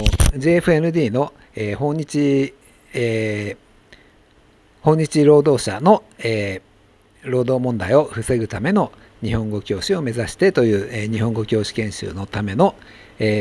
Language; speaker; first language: Japanese; native; Japanese